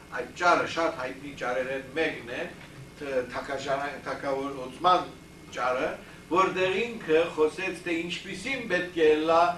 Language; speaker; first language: Armenian; early bilingual, heritage; Armenian